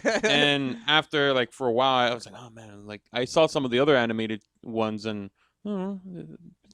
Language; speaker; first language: English; native; English